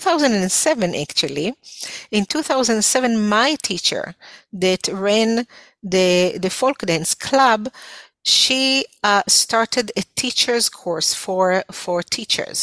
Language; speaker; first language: English; non-native, fluent; Hebrew